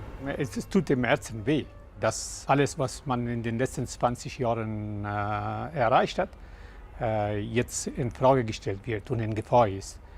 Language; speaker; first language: German; non-native, fluent; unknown